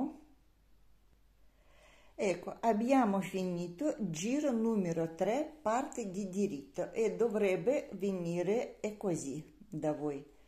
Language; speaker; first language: Italian; non-native, learner; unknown